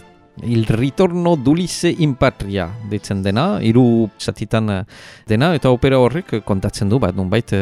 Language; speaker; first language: Basque; native; Basque